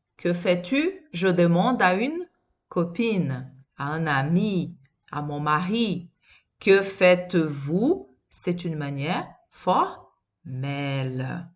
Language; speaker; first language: French; non-native, fluent; Portuguese